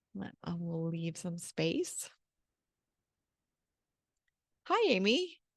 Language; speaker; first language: English; native; English